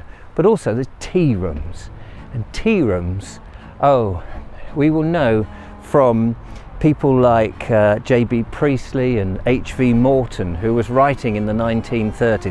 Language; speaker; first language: English; native; English